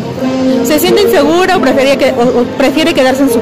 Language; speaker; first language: Spanish; native; Spanish